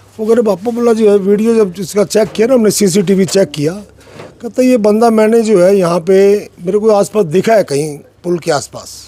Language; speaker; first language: Hindi; native; Hindi